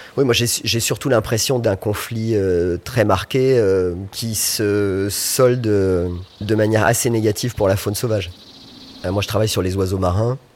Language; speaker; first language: French; native; French